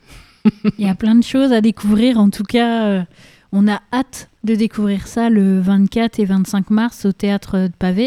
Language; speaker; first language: French; native; French